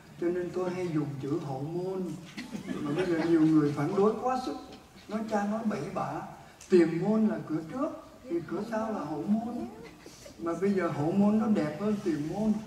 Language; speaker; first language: Vietnamese; native; Vietnamese